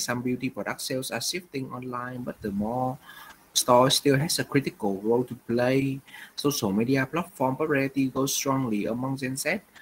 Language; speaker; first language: English; non-native, fluent; Vietnamese